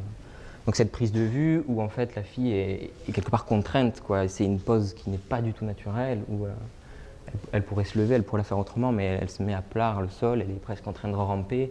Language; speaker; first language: French; native; French